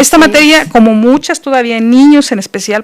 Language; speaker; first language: Spanish; native; Spanish